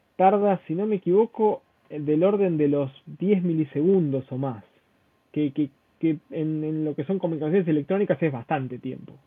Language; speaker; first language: Spanish; native; Spanish